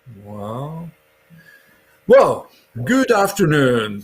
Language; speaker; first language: English; non-native, fluent; Polish